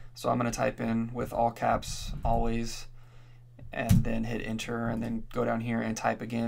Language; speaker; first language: English; native; English